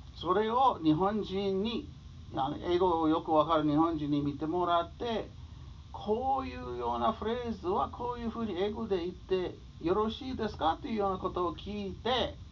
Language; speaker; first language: Japanese; non-native, fluent; English